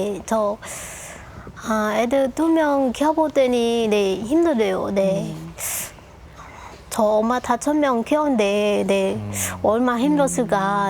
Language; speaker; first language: Korean; non-native, local second language; Lao